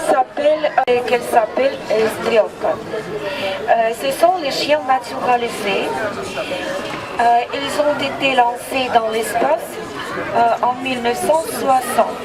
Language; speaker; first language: French; non-native, learner; Russian